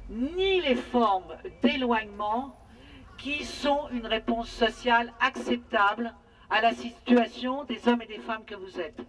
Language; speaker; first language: French; native; French